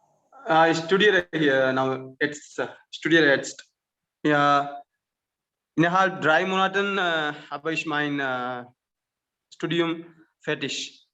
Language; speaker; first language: German; non-native, learner; Tamil